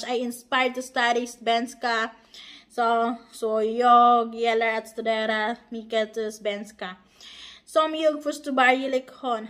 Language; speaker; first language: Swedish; non-native, learner; Filipino